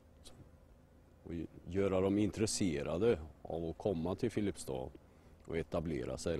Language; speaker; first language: Swedish; native; Swedish